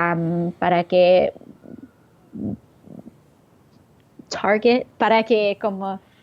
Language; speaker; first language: Spanish; early bilingual, heritage; English